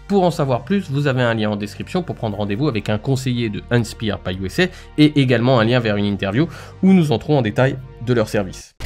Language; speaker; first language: French; native; French